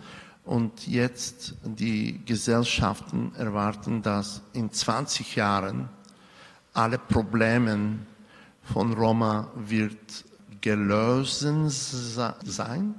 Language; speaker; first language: German; non-native, fluent; Bulgarian